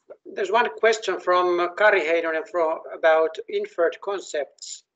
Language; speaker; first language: English; non-native, fluent; Finnish